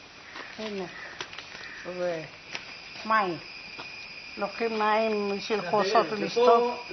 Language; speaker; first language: Hebrew; non-native, fluent; Malayalam